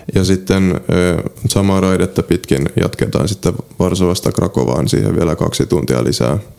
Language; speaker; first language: Finnish; early bilingual, other home language; Polish